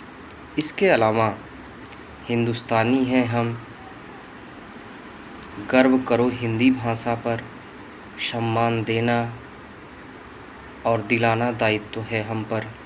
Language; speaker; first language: Hindi; native; Hindi